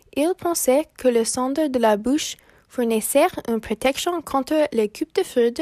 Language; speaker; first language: French; non-native, learner; English